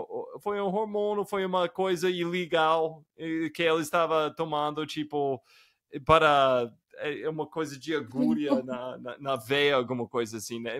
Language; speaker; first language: Portuguese; non-native, fluent; English